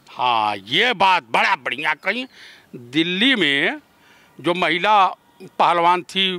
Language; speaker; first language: Hindi; native; Hindi